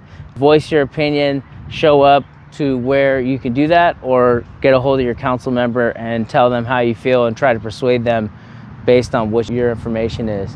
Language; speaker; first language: English; native; English